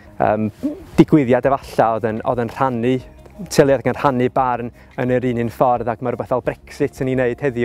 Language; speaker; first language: Welsh; native; Welsh